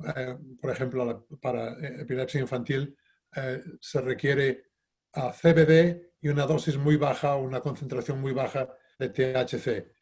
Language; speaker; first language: Spanish; native; Spanish